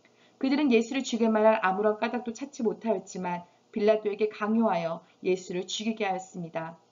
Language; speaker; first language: Korean; native; Korean